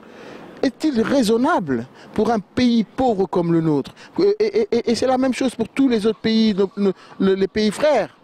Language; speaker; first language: French; non-native, local second language; Wolof